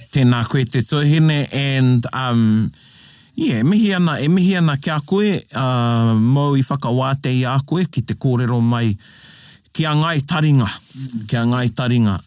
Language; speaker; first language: English; native; English